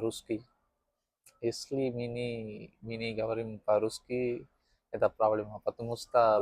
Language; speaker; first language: Russian; non-native, learner; Tamil